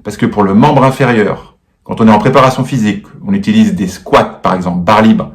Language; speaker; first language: French; native; French